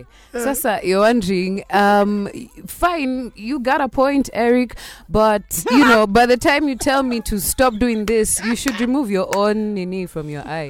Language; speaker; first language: English; non-native, local second language; Kamba